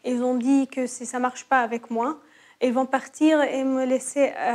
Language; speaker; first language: French; non-native, learner; Arabic